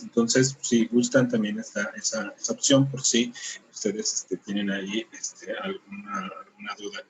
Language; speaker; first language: Spanish; native; Spanish